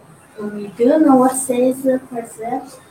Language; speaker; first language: English; non-native, learner; Chinese